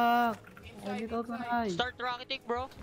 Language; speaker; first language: English; non-native, local second language; Filipino